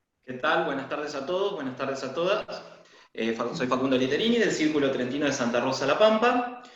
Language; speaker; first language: Spanish; native; Spanish